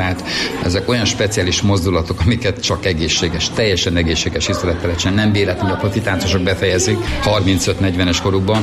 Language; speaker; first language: Hungarian; native; Hungarian